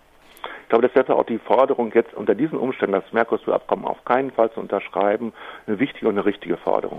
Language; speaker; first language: German; native; German